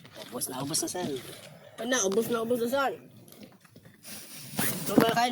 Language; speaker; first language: Filipino; non-native, local second language; Cebuano